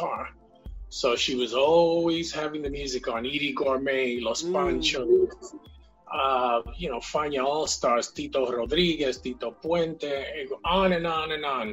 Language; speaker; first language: English; native; English